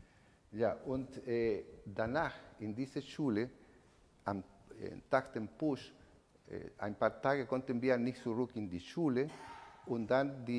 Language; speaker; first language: German; non-native, learner; Spanish